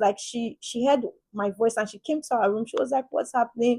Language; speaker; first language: English; native; English